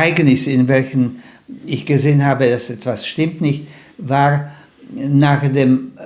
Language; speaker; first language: German; non-native, fluent; Slovak